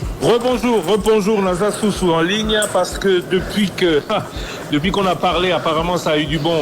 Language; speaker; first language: French; non-native, local second language; Lingala